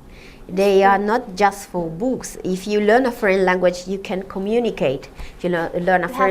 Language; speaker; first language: English; non-native, fluent; Italian